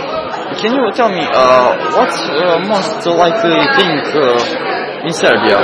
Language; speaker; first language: English; non-native, learner; Serbian